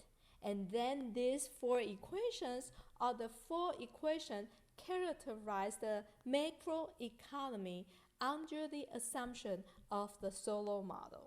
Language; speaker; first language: English; non-native, fluent; Chinese